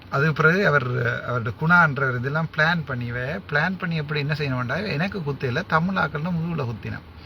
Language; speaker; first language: Tamil; native; Tamil